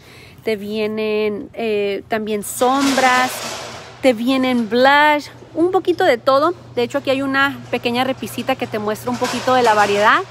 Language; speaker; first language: Spanish; native; Spanish